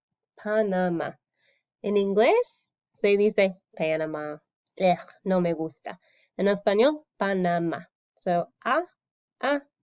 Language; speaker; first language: Spanish; non-native, fluent; English